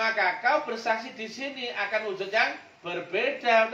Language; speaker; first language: Indonesian; native; Indonesian